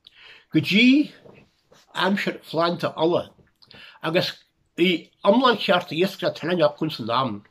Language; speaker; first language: Irish; native; Irish